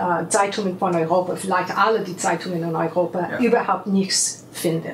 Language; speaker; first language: German; non-native, fluent; English